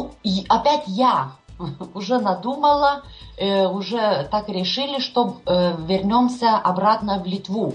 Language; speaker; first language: Russian; non-native, fluent; Lithuanian